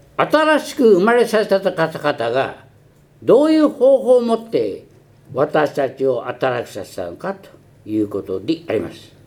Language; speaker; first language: Japanese; early bilingual, heritage; Japanese